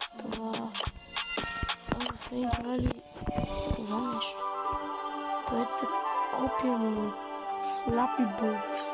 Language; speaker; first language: Bulgarian; native; Bulgarian